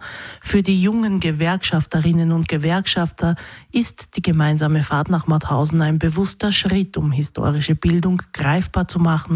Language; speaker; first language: German; native; German